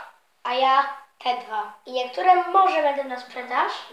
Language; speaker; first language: Polish; early bilingual, heritage; Polish